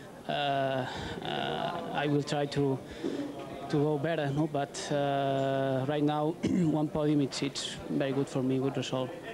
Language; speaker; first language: English; non-native, learner; Spanish